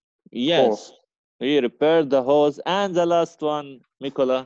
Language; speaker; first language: English; non-native, fluent; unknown